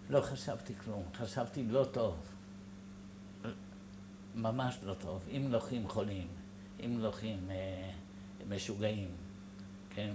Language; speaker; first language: Hebrew; non-native, fluent; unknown